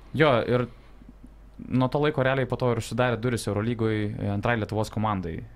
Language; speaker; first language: Lithuanian; native; Lithuanian